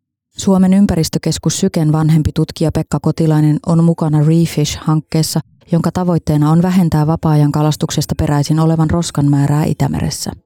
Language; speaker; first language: Finnish; native; Finnish